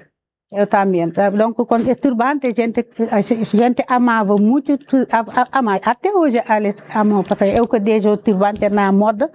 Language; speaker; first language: Portuguese; non-native, learner; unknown